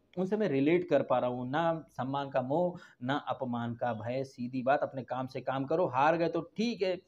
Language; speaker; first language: Hindi; native; Hindi